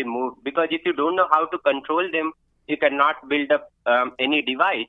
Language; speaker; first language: English; non-native, local second language; Hindi